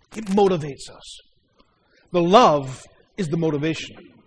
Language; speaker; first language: English; native; English